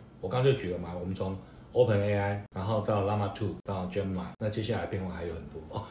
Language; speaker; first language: Chinese; native; Chinese